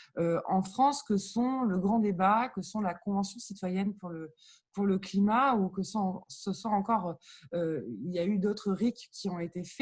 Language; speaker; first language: French; native; French